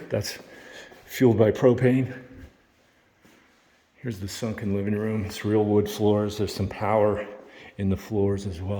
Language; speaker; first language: English; native; English